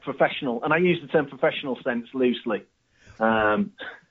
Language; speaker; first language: English; native; English